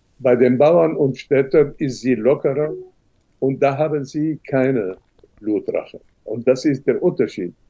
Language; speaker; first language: German; non-native, fluent; Arabic